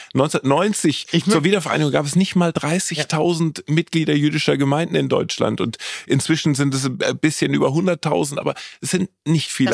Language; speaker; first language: German; native; German